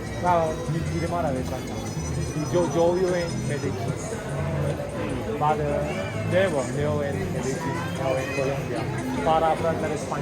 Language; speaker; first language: Spanish; non-native, learner; Turkish